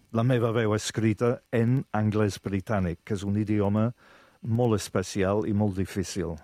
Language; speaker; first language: Catalan; non-native, fluent; English